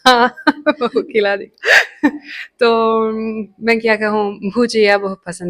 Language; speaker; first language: Hindi; non-native, fluent; Italian